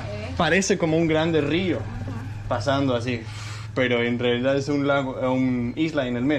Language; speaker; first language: Spanish; non-native, learner; Danish